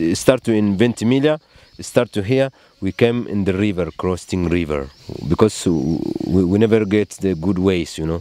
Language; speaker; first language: English; non-native, learner; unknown